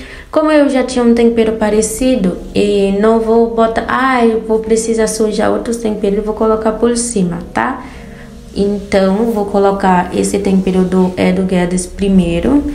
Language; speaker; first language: Portuguese; non-native, fluent; Haitian Creole